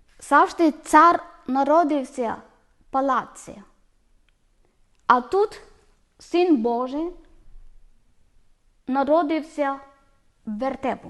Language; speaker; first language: Ukrainian; non-native, learner; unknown